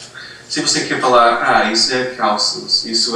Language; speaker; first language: Portuguese; non-native, fluent; English